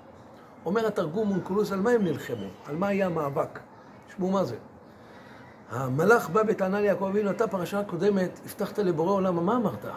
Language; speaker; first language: Hebrew; native; Hebrew